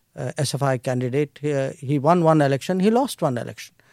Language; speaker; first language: English; non-native, local second language; Hindi